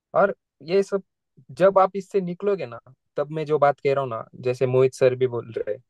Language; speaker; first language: Hindi; non-native, local second language; Marathi